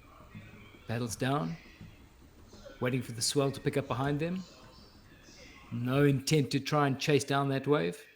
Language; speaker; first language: English; native; English